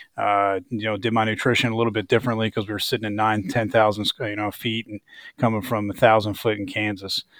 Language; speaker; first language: English; native; English